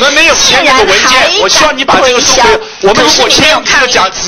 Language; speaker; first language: Chinese; native; Chinese